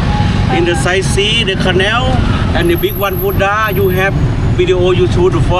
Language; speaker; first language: English; non-native, learner; Thai